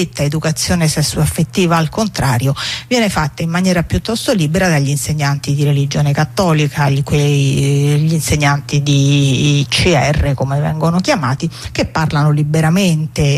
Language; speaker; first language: Italian; native; Italian